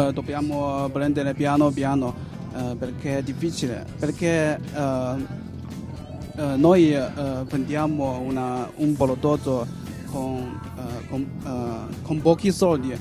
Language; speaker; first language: Italian; non-native, learner; Chinese